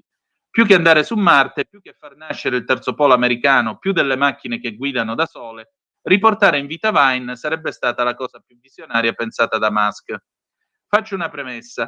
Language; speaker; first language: Italian; native; Italian